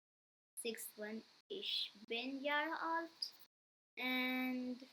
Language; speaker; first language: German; non-native, learner; English